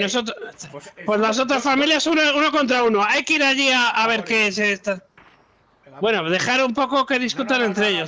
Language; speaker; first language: Spanish; native; Spanish